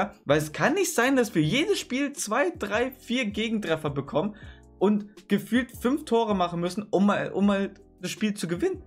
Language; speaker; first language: German; native; German